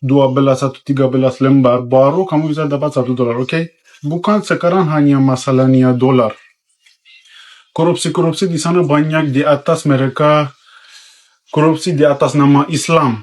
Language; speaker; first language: Indonesian; non-native, fluent; Persian